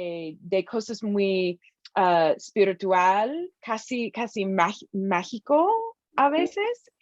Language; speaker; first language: Spanish; non-native, fluent; English